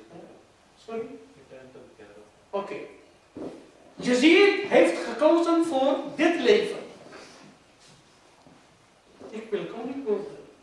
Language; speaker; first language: Dutch; non-native, fluent; Urdu